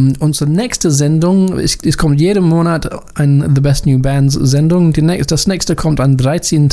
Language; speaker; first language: German; non-native, learner; English